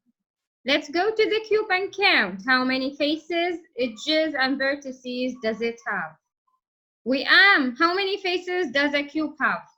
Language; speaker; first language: English; non-native, fluent; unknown